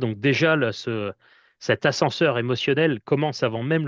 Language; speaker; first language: French; native; French